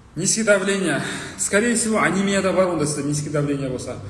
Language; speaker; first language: Russian; non-native, local second language; Kazakh